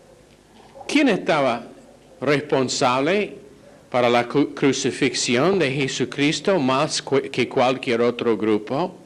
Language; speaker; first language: Spanish; non-native, fluent; English